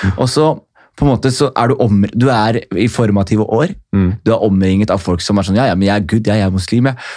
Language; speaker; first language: Norwegian; early bilingual, other home language; Somali